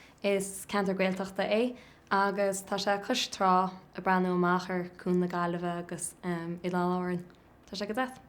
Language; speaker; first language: Irish; native; Irish